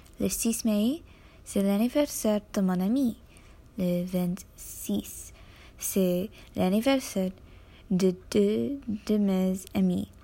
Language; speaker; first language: French; non-native, learner; English